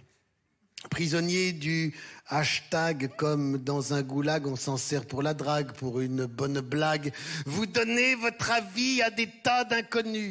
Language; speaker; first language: French; native; French